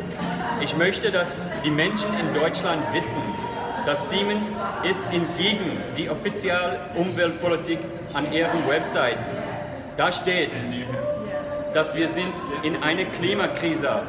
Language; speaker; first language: German; non-native, learner; English